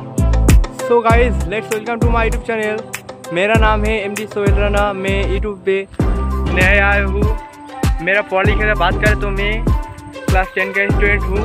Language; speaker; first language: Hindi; non-native, learner; Bangla